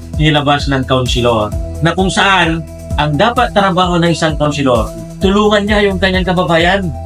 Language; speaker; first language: Filipino; non-native, local second language; Pangasinan